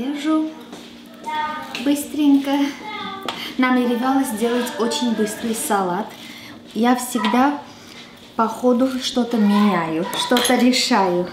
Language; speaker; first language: Russian; non-native, local second language; Armenian